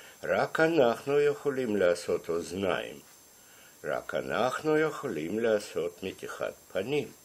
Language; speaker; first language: Hebrew; non-native, fluent; Russian